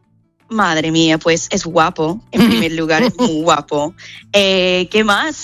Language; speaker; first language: Spanish; non-native, fluent; English